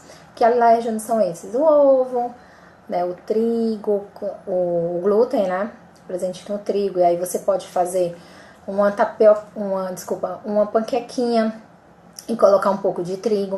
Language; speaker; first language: Portuguese; native; Portuguese